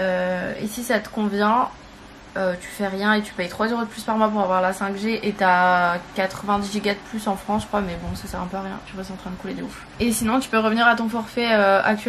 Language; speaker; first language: French; native; French